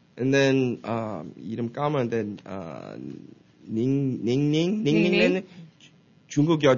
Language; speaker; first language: Korean; early bilingual, heritage; Korean